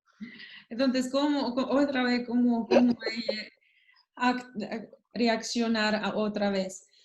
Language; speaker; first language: Spanish; non-native, learner; Russian